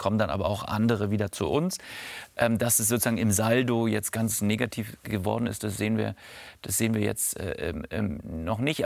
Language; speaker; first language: German; native; German